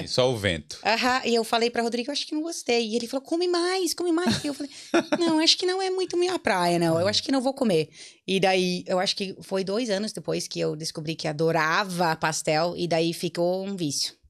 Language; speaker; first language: Portuguese; non-native, fluent; English